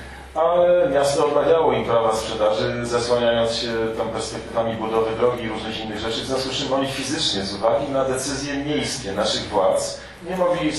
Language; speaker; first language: Polish; native; Polish